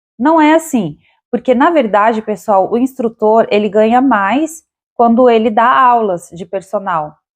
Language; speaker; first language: Portuguese; native; Portuguese